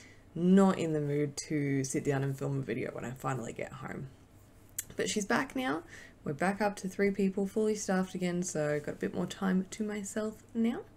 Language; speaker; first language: English; native; English